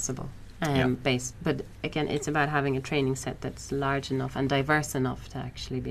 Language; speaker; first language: English; native; English